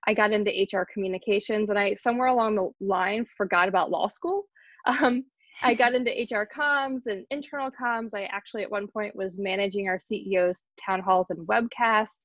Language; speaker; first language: English; native; English